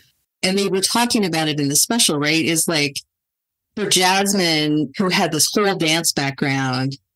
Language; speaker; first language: English; native; English